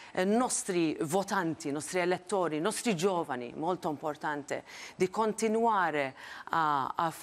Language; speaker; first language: Italian; non-native, fluent; Maltese